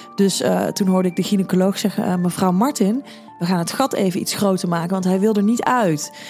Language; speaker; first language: Dutch; native; Dutch